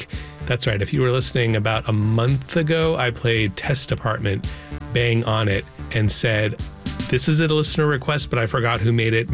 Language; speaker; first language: English; native; English